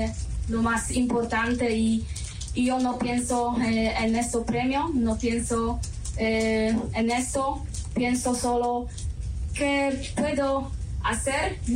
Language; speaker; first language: Spanish; non-native, learner; Polish